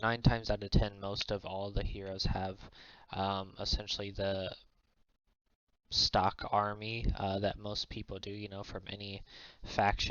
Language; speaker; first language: English; native; English